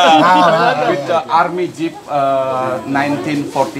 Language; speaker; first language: English; non-native, learner; Balinese